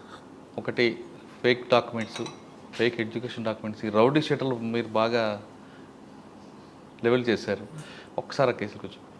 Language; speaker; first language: Telugu; native; Telugu